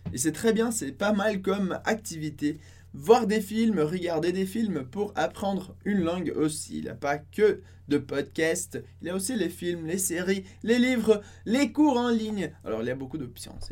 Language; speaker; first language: French; non-native, fluent; Portuguese